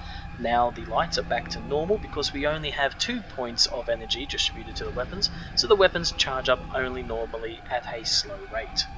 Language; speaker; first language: English; native; English